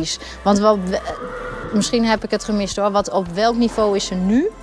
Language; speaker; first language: Dutch; native; Dutch